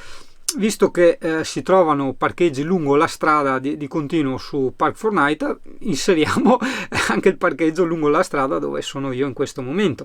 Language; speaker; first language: Italian; native; Italian